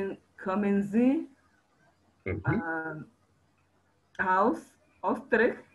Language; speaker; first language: German; non-native, learner; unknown